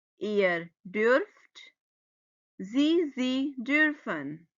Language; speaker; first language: German; non-native, fluent; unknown